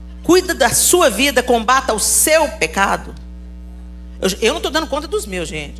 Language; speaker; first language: Portuguese; native; Portuguese